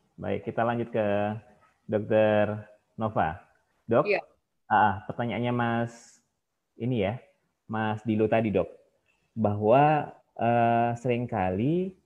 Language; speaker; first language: Indonesian; native; Indonesian